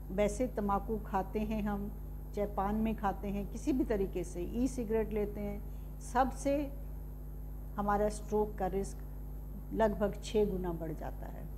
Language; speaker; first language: Hindi; native; Hindi